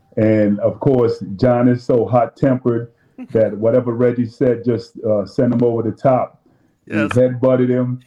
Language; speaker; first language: English; native; English